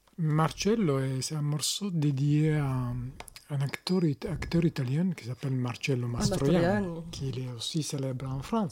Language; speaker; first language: French; non-native, learner; Italian